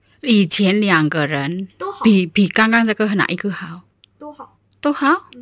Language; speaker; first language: Chinese; non-native, fluent; Indonesian